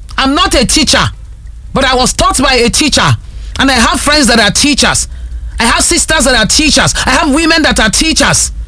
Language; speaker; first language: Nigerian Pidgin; non-native, local second language; Yoruba